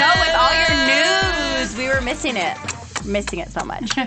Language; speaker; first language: English; native; English